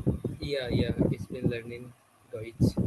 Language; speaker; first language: German; non-native, learner; Hindi